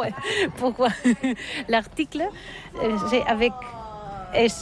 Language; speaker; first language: French; non-native, learner; Catalan